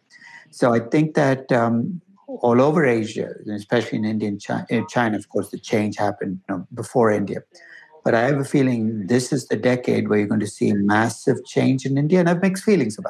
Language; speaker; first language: English; non-native, local second language; Tamil